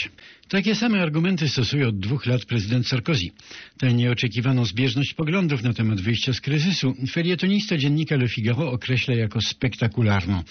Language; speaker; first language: Polish; native; Polish